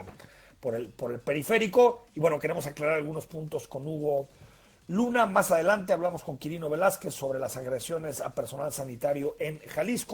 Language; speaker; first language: Spanish; native; Spanish